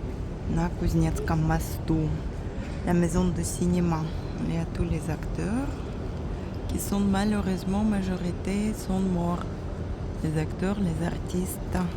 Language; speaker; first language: French; non-native, fluent; Russian